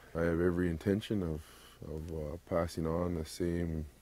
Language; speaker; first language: English; native; English